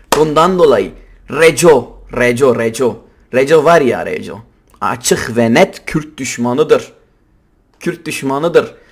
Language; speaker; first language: Turkish; non-native, local second language; Kurdish